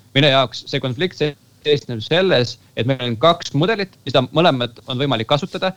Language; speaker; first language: Estonian; native; Estonian